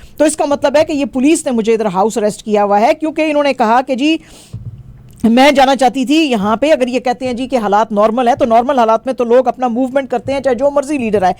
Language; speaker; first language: Urdu; non-native, local second language; Punjabi